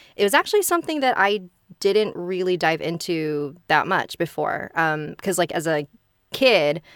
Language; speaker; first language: English; early bilingual, other home language; Filipino